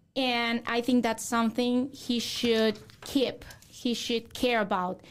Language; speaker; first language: English; non-native, fluent; Spanish